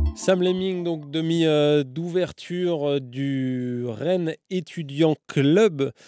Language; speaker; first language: French; native; French